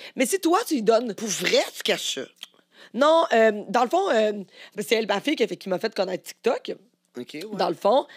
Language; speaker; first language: French; native; French